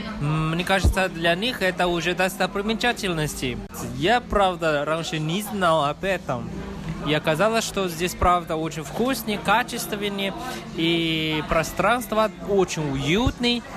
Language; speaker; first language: Russian; non-native, learner; Chinese